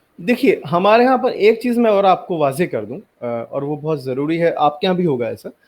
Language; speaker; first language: Hindi; native; Hindi